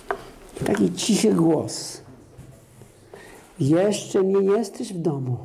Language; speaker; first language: Polish; non-native, fluent; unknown